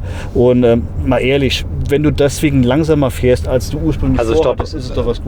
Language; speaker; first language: German; native; German